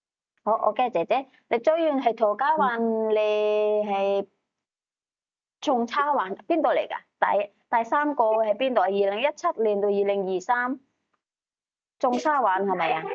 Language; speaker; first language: Cantonese; native; Cantonese